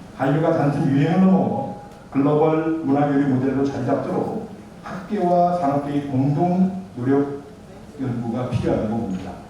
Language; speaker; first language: Korean; native; Korean